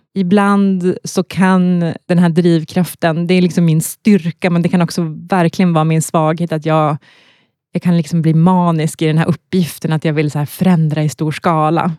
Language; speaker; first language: Swedish; native; Swedish